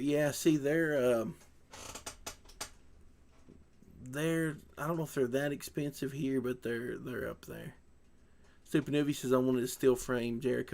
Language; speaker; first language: English; native; English